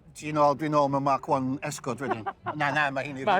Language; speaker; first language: Welsh; native; Welsh